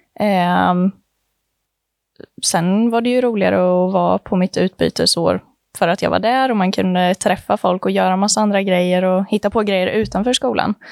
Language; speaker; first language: Swedish; native; Swedish